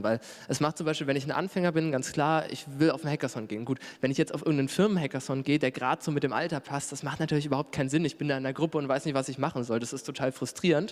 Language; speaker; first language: German; native; German